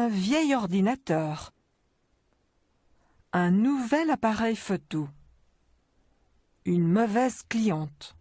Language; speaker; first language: French; native; French